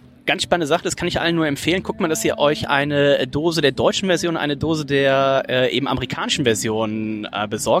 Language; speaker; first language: German; native; German